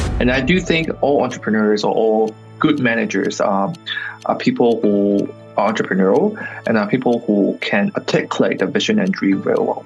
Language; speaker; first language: English; non-native, local second language; Cantonese